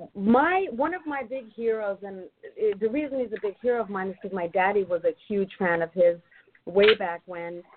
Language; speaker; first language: English; non-native, fluent; German